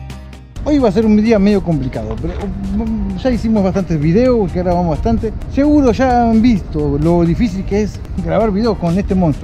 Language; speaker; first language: Spanish; native; Spanish